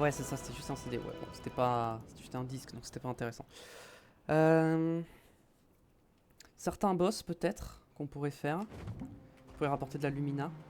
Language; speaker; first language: French; native; French